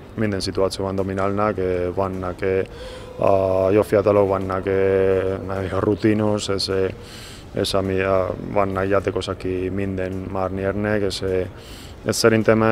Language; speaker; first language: Hungarian; non-native, learner; Spanish